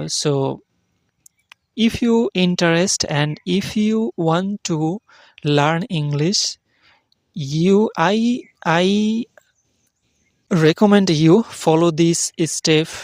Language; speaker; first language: English; non-native, learner; Bangla